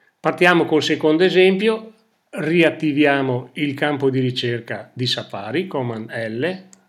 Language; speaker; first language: Italian; native; Italian